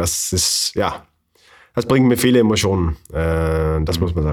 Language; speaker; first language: German; non-native, fluent; Danish